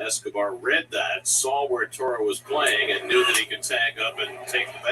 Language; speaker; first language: English; native; English